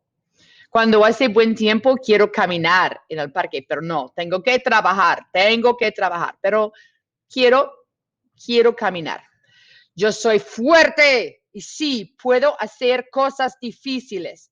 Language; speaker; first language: Spanish; non-native, fluent; English